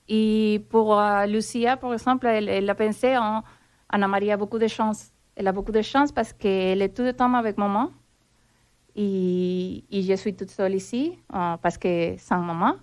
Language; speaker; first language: French; non-native, fluent; Spanish